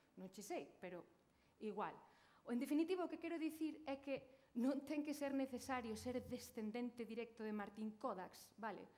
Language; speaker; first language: Galician; native; Galician